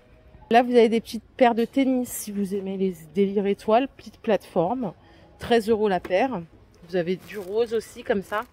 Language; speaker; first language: French; native; French